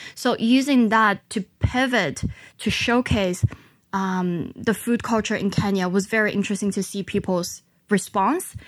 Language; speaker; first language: English; non-native, local second language; Chinese